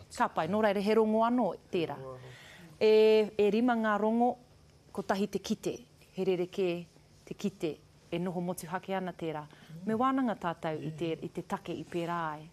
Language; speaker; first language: Māori; non-native, local second language; English